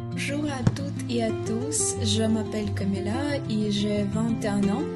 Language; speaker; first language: French; non-native, fluent; Ukrainian